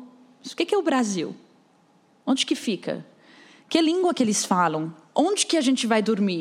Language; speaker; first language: Portuguese; non-native, fluent; Arabic